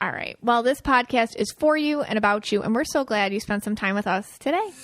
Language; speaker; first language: English; native; English